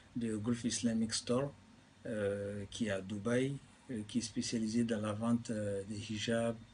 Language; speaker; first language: French; non-native, local second language; Hausa